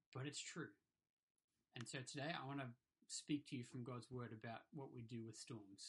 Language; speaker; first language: English; native; English